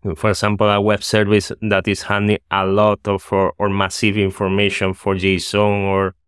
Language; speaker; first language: English; non-native, fluent; Spanish